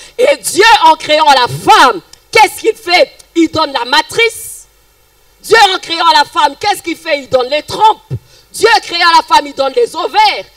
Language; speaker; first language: French; non-native, local second language; Lingala